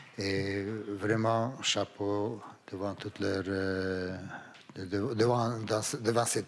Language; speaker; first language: French; non-native, fluent; Romanian